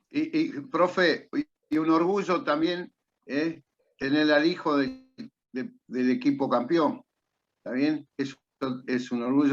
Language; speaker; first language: Spanish; native; Spanish